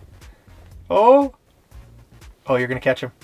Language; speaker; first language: English; native; English